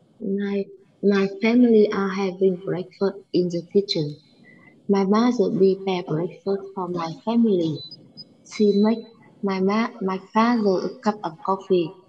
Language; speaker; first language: English; non-native, learner; Vietnamese